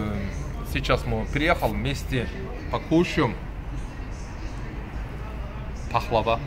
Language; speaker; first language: Russian; non-native, learner; Turkish